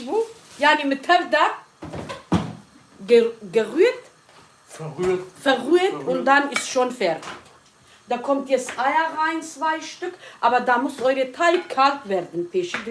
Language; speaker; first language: German; non-native, learner; Kurdish